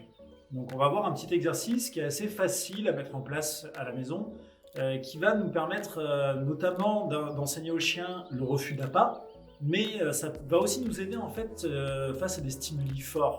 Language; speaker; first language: French; native; French